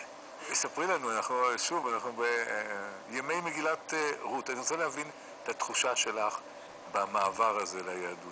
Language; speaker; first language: Hebrew; native; Hebrew